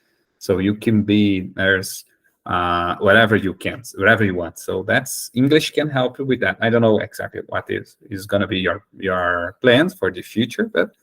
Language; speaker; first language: English; non-native, fluent; Portuguese